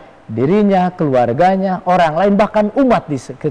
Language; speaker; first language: Indonesian; native; Indonesian